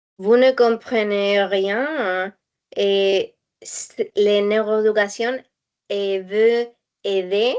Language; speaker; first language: French; non-native, learner; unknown